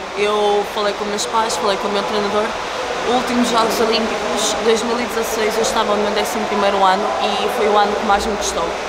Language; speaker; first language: Portuguese; early bilingual, other home language; Ukrainian